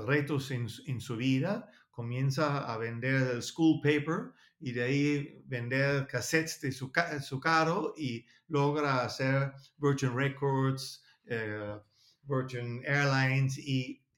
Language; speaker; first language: Spanish; non-native, learner; Danish